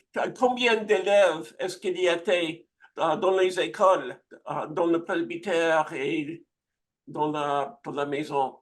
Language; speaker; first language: French; non-native, fluent; English